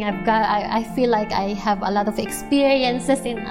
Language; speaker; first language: English; non-native, local second language; Filipino